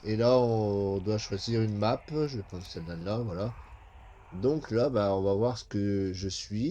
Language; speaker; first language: French; native; French